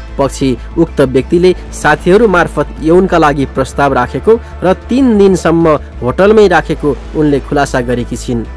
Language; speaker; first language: Nepali; native; Nepali